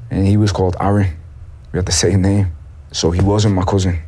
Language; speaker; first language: English; native; English